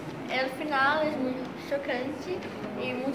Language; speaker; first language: Spanish; non-native, learner; Portuguese